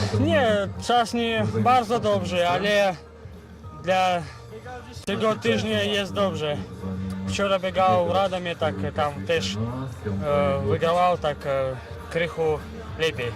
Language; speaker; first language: Polish; non-native, learner; Russian